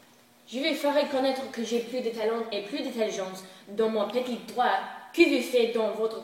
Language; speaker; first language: French; non-native, learner; English